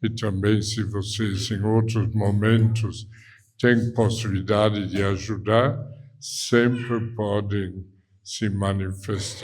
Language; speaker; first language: Portuguese; non-native, fluent; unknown